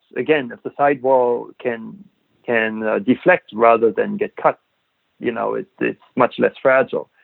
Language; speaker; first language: English; non-native, fluent; German